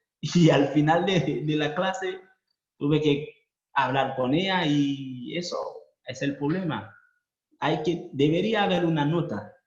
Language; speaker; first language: Spanish; non-native, fluent; Haitian Creole